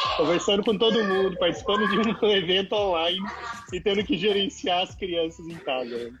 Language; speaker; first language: Portuguese; native; Portuguese